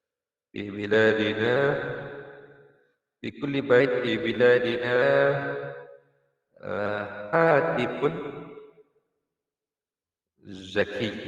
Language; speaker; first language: Arabic; non-native, fluent; Malay